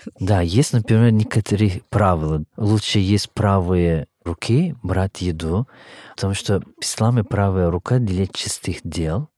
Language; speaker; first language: Russian; non-native, fluent; Turkish